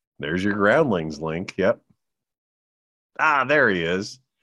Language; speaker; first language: English; native; English